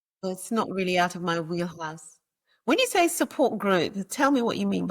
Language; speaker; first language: English; native; English